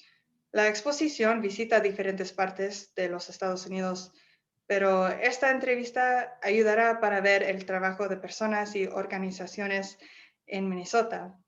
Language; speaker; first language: Spanish; non-native, fluent; English